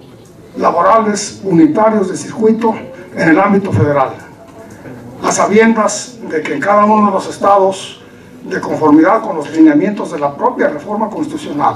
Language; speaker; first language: Spanish; native; Spanish